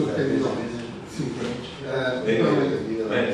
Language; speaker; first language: French; non-native, local second language; Arabic